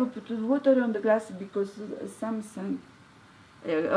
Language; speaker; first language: English; non-native, learner; Italian